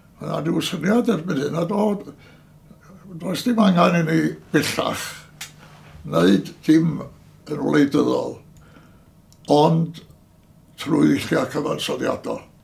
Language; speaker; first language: Welsh; native; Welsh